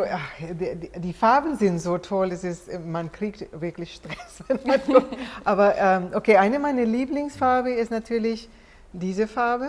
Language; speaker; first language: German; non-native, fluent; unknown